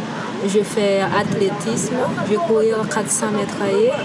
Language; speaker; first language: French; non-native, local second language; Malagasy